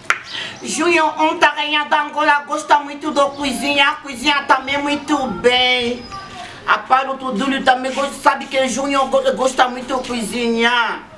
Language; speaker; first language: Portuguese; non-native, learner; Lingala